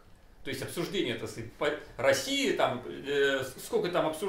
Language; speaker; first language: Russian; native; Russian